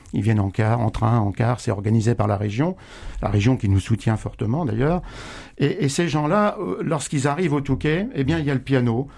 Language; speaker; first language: French; native; French